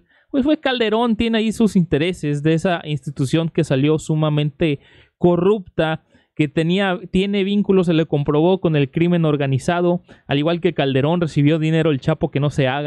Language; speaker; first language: Spanish; native; Spanish